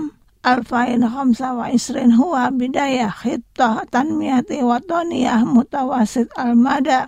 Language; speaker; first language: Arabic; non-native, fluent; Indonesian